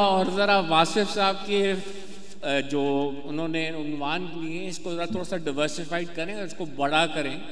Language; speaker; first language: Urdu; non-native, local second language; Punjabi